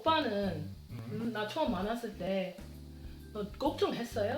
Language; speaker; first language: Korean; non-native, learner; English